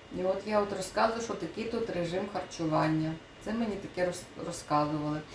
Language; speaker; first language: Ukrainian; native; Ukrainian